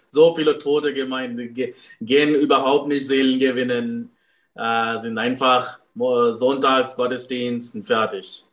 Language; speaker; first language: German; non-native, fluent; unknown